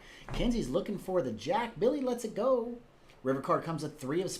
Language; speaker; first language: English; native; English